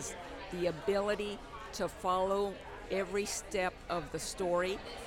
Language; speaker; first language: English; non-native, fluent; Spanish